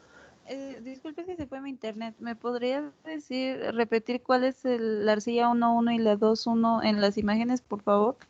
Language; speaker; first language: Spanish; native; Spanish